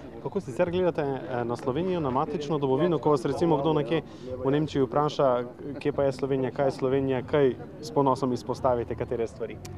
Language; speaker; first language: Slovenian; native; Slovenian